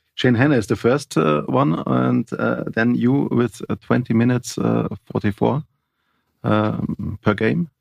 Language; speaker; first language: English; non-native, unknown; German